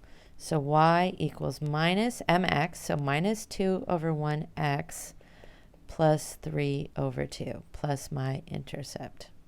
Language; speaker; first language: English; native; English